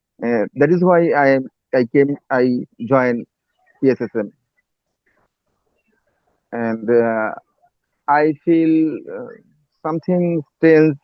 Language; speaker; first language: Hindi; non-native, fluent; Bangla